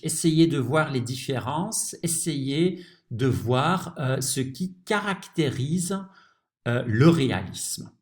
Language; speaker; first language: French; non-native, fluent; Dutch